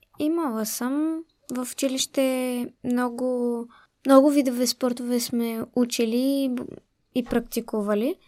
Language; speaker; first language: Bulgarian; early bilingual, heritage; Bulgarian